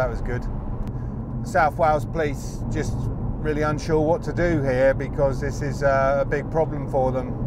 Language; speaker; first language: English; native; English